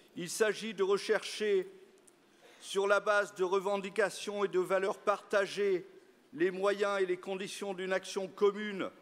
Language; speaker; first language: French; native; French